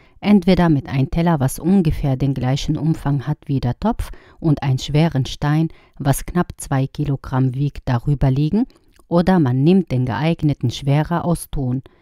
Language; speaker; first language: German; non-native, fluent; Arabic